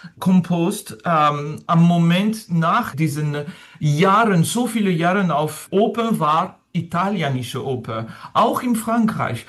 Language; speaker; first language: German; non-native, learner; French